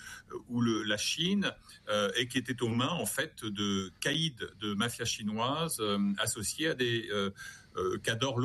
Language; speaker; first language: French; native; French